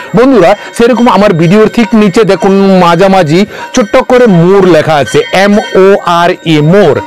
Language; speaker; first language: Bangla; non-native, local second language; Kok Borok